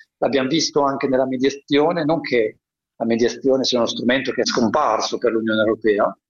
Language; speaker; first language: Italian; native; Italian